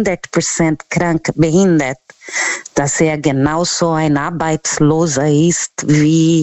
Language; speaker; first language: German; non-native, learner; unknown